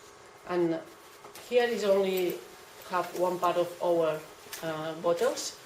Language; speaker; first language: English; non-native, learner; Catalan